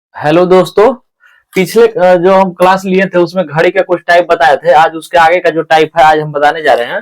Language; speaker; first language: Hindi; native; Hindi